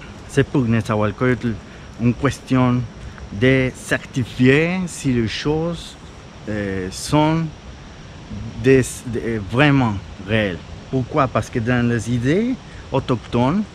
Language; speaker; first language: French; non-native, fluent; Spanish